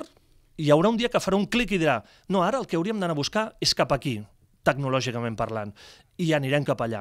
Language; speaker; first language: Catalan; native; Catalan